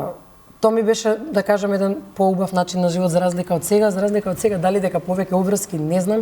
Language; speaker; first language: Macedonian; native; Macedonian